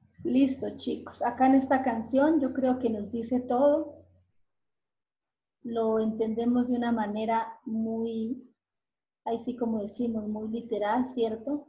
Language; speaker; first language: Spanish; native; Spanish